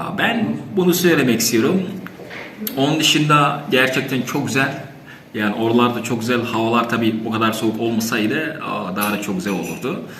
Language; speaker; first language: Turkish; non-native, fluent; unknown